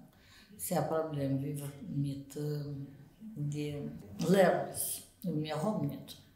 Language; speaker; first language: German; non-native, learner; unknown